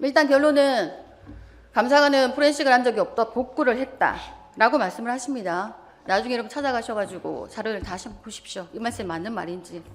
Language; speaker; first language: Korean; native; Korean